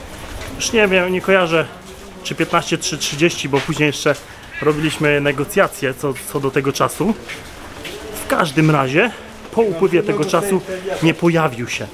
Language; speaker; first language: Polish; native; Polish